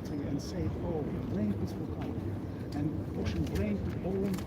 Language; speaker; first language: English; non-native, learner; Ukrainian